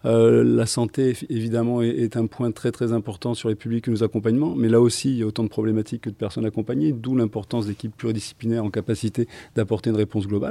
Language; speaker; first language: French; native; French